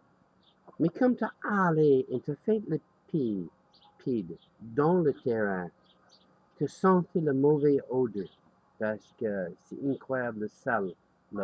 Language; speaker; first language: French; non-native, learner; English